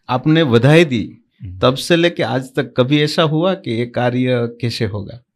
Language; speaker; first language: Hindi; non-native, local second language; Gujarati